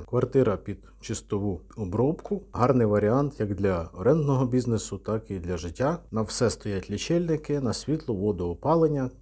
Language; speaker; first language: Ukrainian; native; Ukrainian